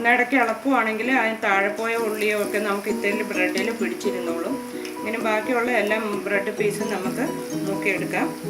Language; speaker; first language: Malayalam; native; Malayalam